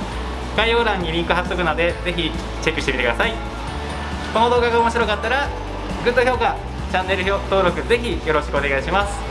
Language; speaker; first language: Japanese; native; Japanese